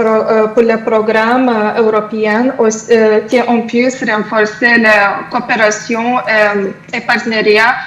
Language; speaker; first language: French; non-native, fluent; Lithuanian